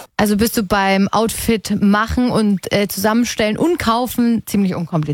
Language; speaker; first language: German; native; German